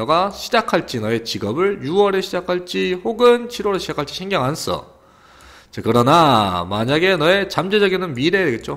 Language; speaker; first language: Korean; native; Korean